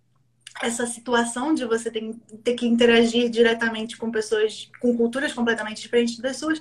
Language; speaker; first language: Portuguese; native; Portuguese